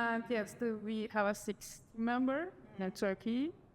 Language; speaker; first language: English; non-native, learner; Turkish